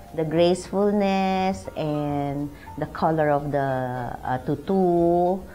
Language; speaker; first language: English; non-native, local second language; Filipino